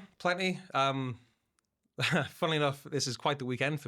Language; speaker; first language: English; native; English